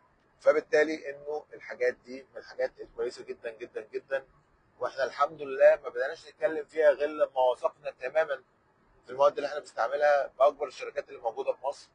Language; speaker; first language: Arabic; native; Arabic